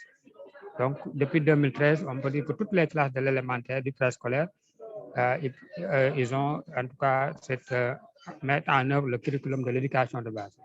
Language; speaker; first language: French; non-native, local second language; Wolof